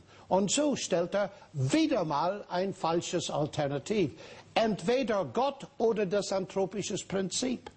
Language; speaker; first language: German; non-native, fluent; English